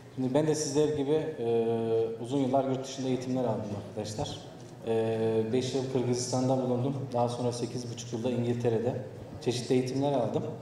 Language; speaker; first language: Turkish; native; Turkish